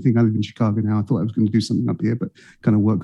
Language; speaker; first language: English; native; English